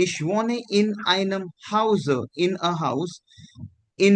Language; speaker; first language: German; non-native, fluent; Hindi